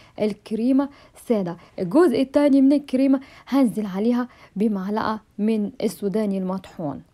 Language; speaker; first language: Arabic; native; Arabic